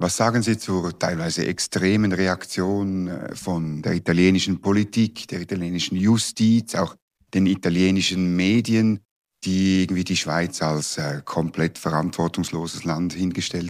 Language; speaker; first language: German; native; German